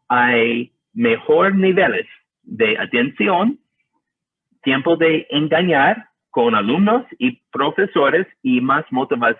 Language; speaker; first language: Spanish; non-native, learner; English